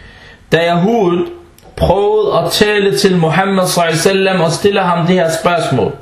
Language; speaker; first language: Danish; non-native, fluent; Arabic